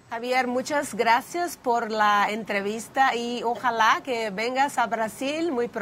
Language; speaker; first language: Spanish; non-native, fluent; Portuguese